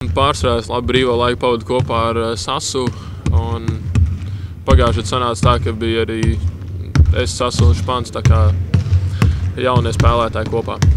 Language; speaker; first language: Latvian; native; Latvian